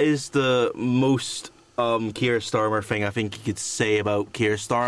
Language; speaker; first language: English; native; English